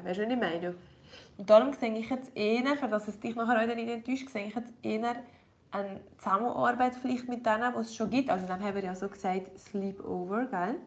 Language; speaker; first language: German; native; German